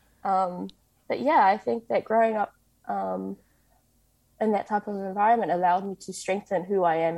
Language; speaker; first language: English; native; English